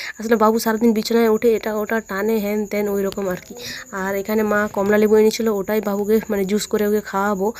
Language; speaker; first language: Bangla; non-native, local second language; Santali